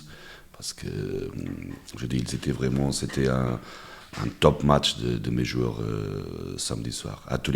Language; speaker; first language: French; non-native, fluent; Portuguese